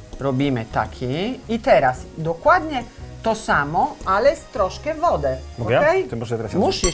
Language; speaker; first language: Polish; non-native, learner; Italian